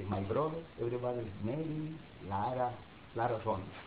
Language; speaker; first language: English; non-native, learner; Spanish